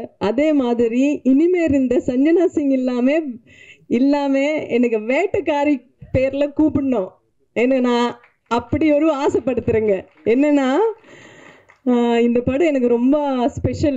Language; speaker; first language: Tamil; non-native, learner; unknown